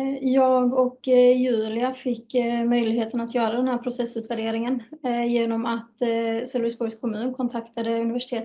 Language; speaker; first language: Swedish; native; Swedish